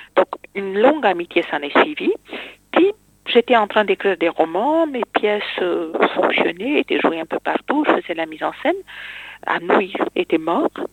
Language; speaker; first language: French; non-native, fluent; Romanian